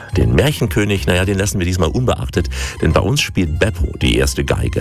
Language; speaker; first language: German; native; German